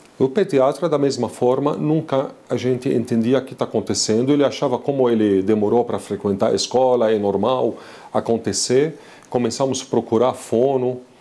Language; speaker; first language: Portuguese; non-native, fluent; Arabic